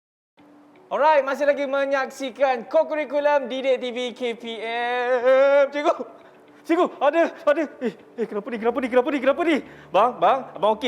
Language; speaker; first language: Malay; native; Malay